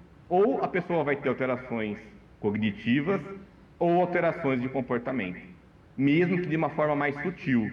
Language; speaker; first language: Portuguese; native; Portuguese